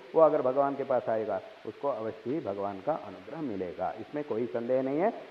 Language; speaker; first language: Hindi; non-native, local second language; Telugu